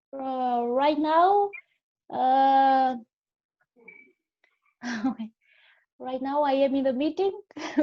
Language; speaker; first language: English; non-native, learner; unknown